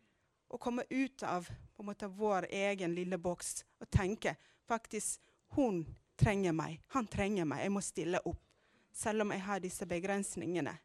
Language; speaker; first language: Norwegian; non-native, fluent; Amharic